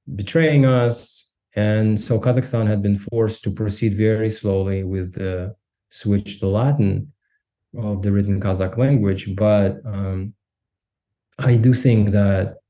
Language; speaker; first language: English; non-native, fluent; Russian